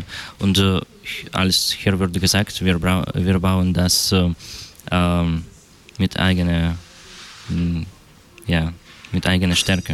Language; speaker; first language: German; non-native, learner; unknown